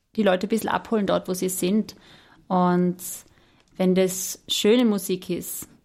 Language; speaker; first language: German; native; German